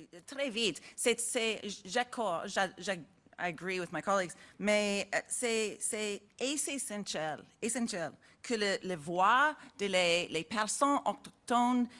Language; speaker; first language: French; non-native, learner; English